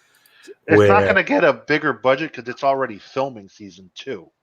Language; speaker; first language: English; native; English